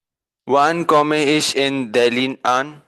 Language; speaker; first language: German; non-native, learner; Hindi